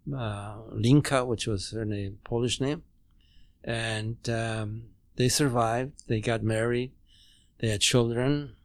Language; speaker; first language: English; non-native, fluent; German